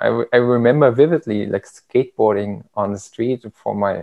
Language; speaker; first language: English; non-native, fluent; German